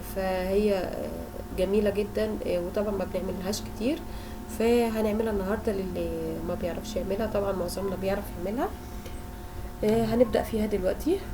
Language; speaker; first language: Arabic; native; Arabic